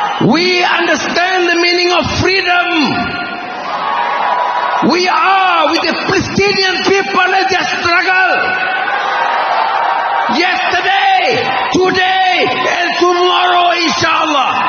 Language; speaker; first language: English; non-native, local second language; Malay